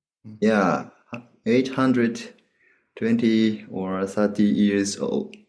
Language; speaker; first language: English; non-native, learner; Japanese